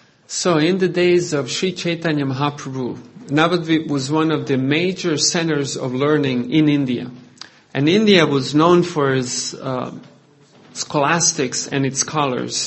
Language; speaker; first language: English; non-native, fluent; Croatian